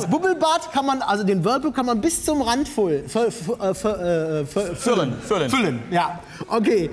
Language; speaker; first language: German; native; German